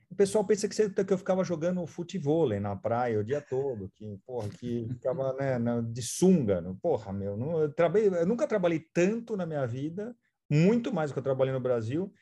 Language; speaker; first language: Portuguese; native; Portuguese